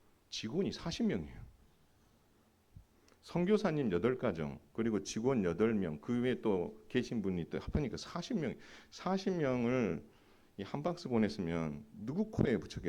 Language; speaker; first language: Korean; native; Korean